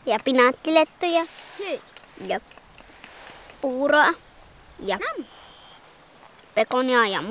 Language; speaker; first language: Finnish; early bilingual, heritage; Finnish